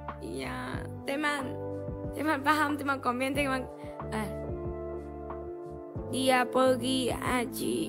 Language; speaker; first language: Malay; non-native, learner; Vietnamese